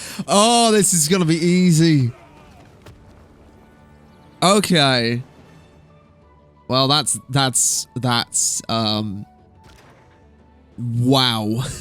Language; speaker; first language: English; native; English